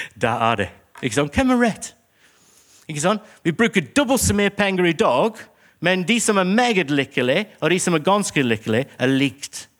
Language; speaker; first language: Norwegian; non-native, fluent; English